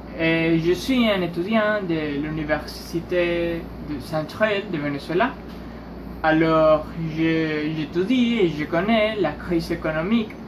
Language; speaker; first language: French; non-native, learner; Spanish